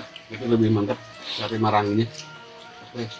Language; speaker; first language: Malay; non-native, local second language; Sundanese